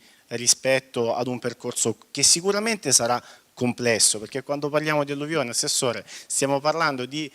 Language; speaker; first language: Italian; native; Italian